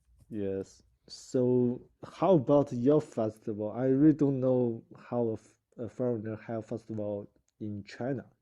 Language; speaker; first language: English; non-native, learner; Chinese